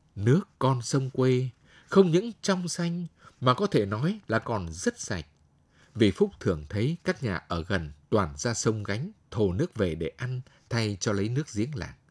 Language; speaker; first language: Vietnamese; native; Vietnamese